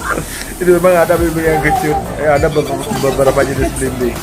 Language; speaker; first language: Indonesian; native; Indonesian